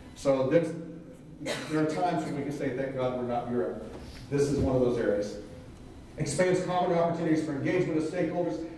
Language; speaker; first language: English; native; English